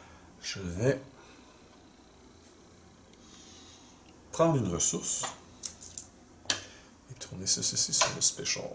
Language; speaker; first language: French; native; French